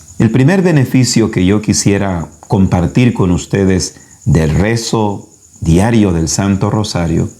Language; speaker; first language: Spanish; native; Spanish